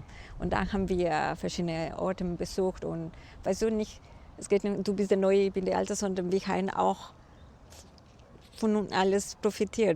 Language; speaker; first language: German; non-native, fluent; Spanish